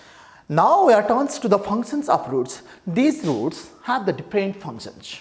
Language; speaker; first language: English; non-native, local second language; Nepali